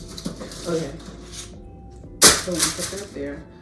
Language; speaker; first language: English; native; English